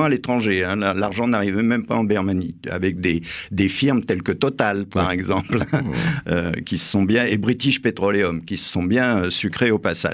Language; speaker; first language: French; native; French